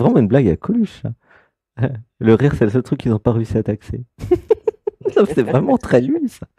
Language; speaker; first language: French; native; French